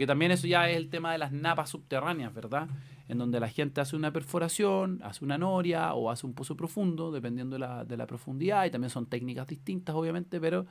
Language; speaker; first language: Spanish; native; Spanish